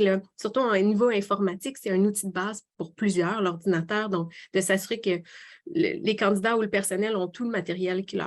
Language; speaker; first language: French; native; French